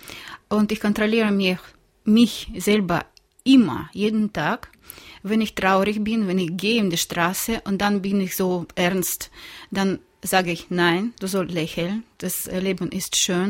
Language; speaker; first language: German; non-native, learner; Russian